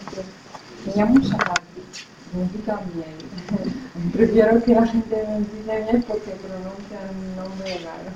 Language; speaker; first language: Spanish; non-native, fluent; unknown